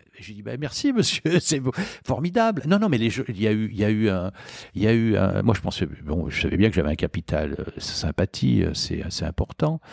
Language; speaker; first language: French; native; French